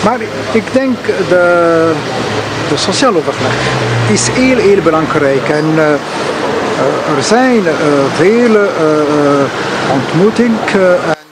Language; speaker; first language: Dutch; non-native, local second language; French